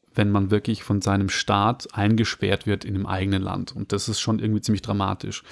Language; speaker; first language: German; native; German